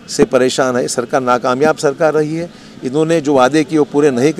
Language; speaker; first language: Hindi; non-native, local second language; Marathi